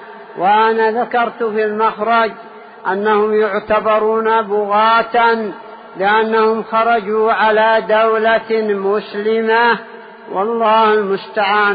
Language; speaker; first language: Arabic; native; Arabic